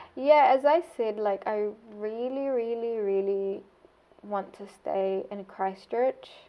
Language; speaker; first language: English; non-native, fluent; Arabic